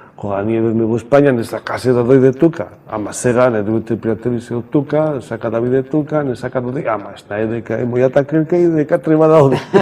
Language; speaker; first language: Macedonian; non-native, learner; Spanish